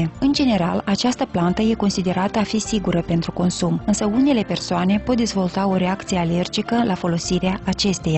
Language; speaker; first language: Romanian; native; Romanian